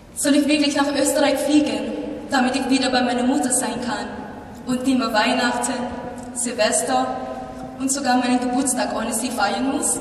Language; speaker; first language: German; non-native, fluent; Filipino